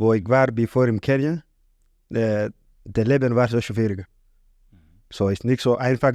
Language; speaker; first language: German; non-native, learner; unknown